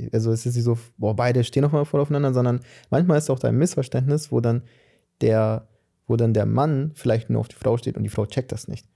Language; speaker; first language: German; early bilingual, other home language; Portuguese